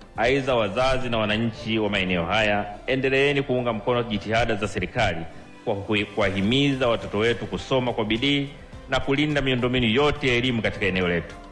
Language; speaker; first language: Swahili; native; Swahili